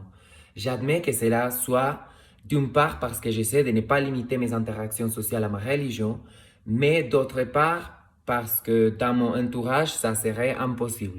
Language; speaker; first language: French; non-native, fluent; Spanish